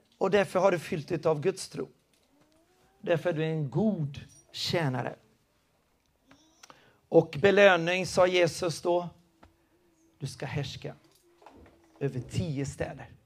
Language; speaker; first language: Swedish; non-native, fluent; Spanish